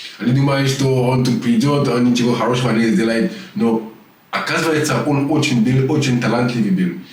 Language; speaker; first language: Russian; non-native, learner; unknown